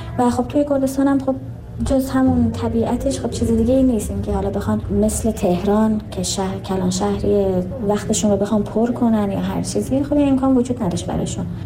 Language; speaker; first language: Persian; non-native, local second language; Kurdish